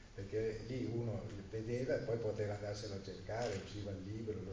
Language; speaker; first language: Italian; native; Italian